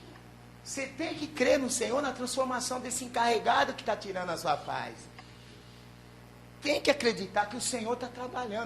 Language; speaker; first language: Portuguese; native; Portuguese